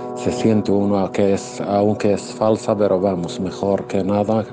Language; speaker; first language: Spanish; non-native, fluent; Arabic